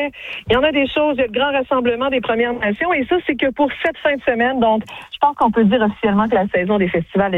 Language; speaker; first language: French; native; French